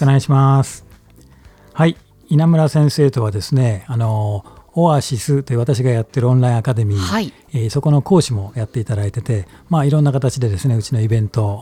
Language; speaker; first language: Japanese; native; Japanese